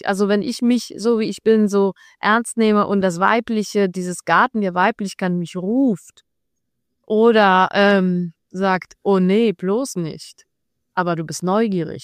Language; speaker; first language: German; non-native, fluent; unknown